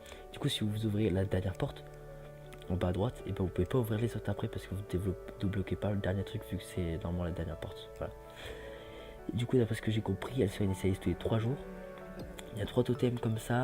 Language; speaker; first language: French; native; French